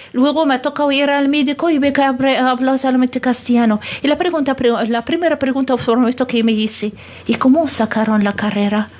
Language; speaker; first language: Spanish; non-native, fluent; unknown